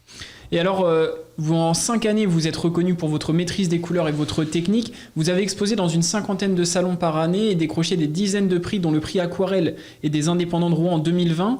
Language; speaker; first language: French; native; French